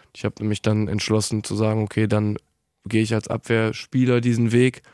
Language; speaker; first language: German; native; German